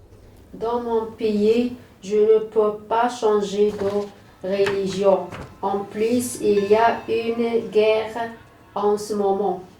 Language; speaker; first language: French; non-native, learner; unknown